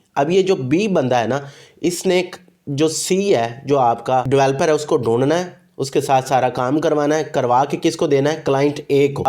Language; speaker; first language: Urdu; non-native, local second language; Punjabi